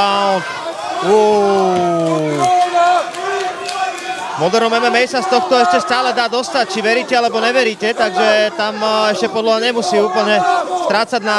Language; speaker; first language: Slovak; native; Slovak